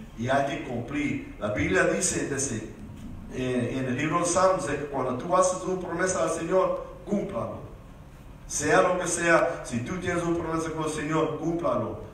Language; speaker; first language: Spanish; early bilingual, heritage; Spanish